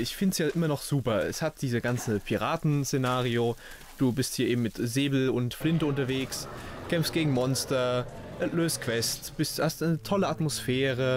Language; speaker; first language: German; native; German